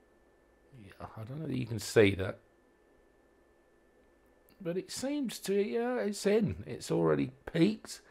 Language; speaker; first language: English; native; English